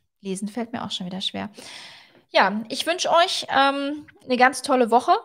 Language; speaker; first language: German; native; German